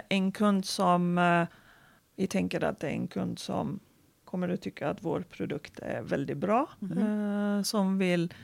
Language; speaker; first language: Swedish; non-native, fluent; Arabic